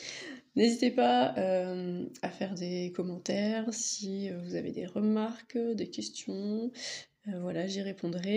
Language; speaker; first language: French; native; French